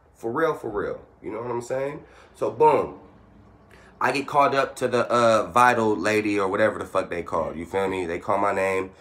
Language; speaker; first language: English; native; English